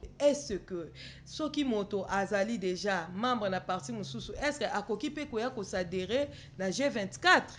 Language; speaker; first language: Lingala; non-native, local second language; Kongo